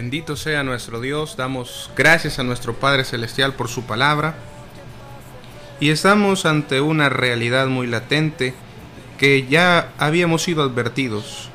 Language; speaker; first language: Spanish; native; Spanish